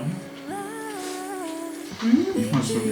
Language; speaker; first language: German; native; German